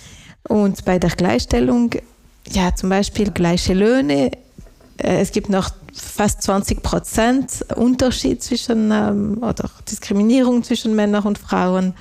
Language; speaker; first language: German; non-native, local second language; French